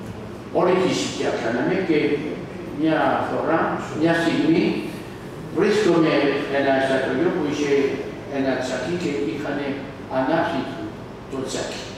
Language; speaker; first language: Greek; non-native, learner; French